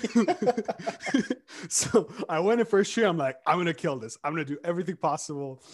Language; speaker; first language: English; early bilingual, other home language; Romanian